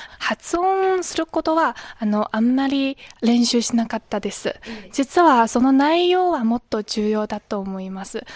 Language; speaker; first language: Japanese; non-native, learner; Chinese